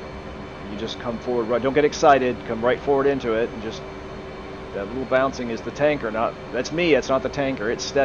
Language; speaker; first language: English; native; English